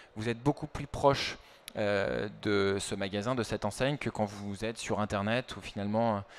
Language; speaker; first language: French; native; French